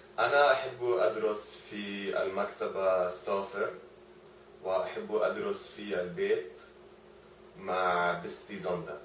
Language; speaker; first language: Arabic; early bilingual, other home language; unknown